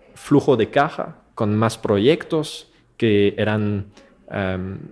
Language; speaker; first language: Spanish; non-native, fluent; French